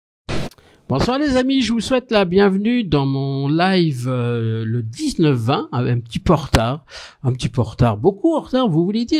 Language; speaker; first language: French; native; French